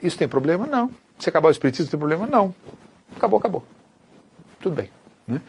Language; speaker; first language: Portuguese; native; Portuguese